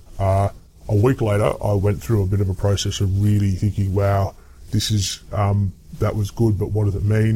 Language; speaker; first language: English; native; English